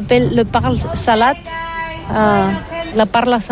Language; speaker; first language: French; non-native, learner; Catalan